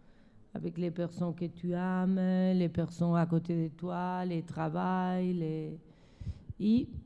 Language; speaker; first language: French; non-native, learner; Spanish